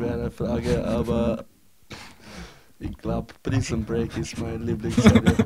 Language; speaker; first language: German; non-native, learner; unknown